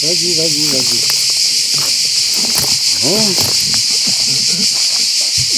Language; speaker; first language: French; native; French